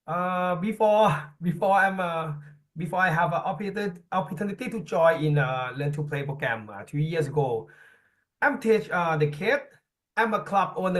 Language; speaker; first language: English; non-native, learner; Thai